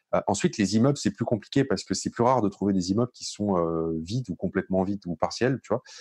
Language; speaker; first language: French; native; French